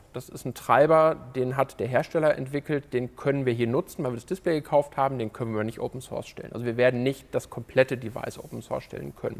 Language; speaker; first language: German; native; German